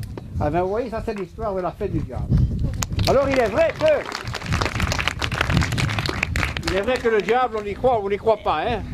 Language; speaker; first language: French; native; French